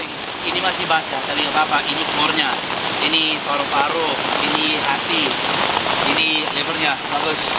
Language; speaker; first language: Indonesian; non-native, learner; English